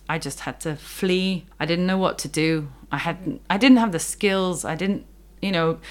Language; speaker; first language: English; native; English